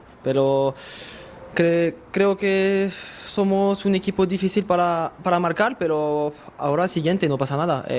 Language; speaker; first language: Spanish; non-native, learner; French